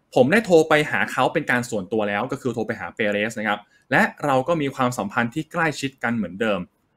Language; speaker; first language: Thai; native; Thai